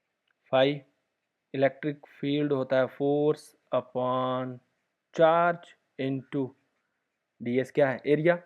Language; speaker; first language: Hindi; native; Hindi